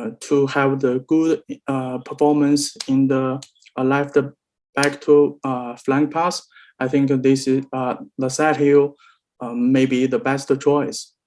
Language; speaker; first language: English; non-native, learner; Chinese